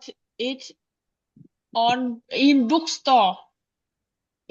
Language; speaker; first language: English; non-native, learner; Vietnamese